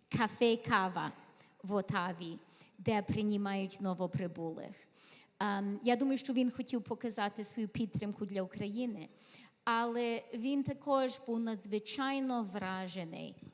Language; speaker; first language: Ukrainian; early bilingual, heritage; Ukrainian